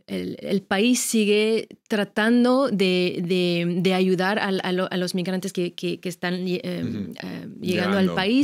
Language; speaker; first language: Spanish; non-native, fluent; French